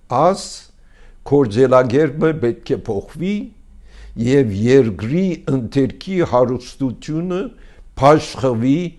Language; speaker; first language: Armenian; early bilingual, heritage; Armenian